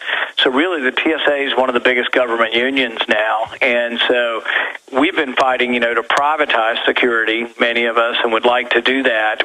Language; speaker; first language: English; native; English